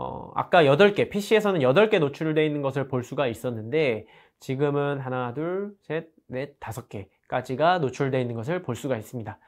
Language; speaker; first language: Korean; native; Korean